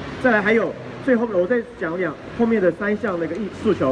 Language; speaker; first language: Chinese; native; Chinese